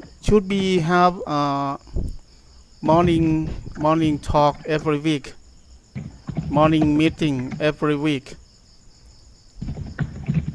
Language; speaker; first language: English; non-native, learner; Thai